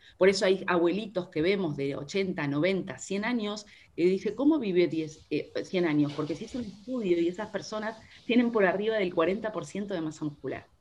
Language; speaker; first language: Spanish; native; Spanish